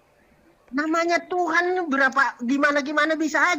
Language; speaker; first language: Indonesian; native; Indonesian